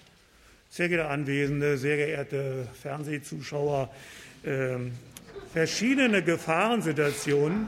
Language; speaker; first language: German; native; German